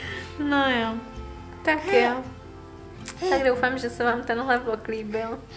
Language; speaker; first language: Czech; native; Czech